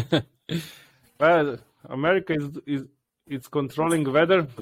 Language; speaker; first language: English; non-native, learner; Croatian